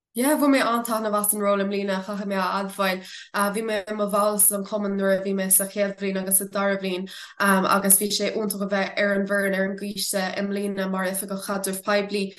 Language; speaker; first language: Irish; non-native, local second language; English